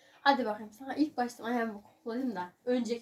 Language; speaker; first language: Turkish; native; Turkish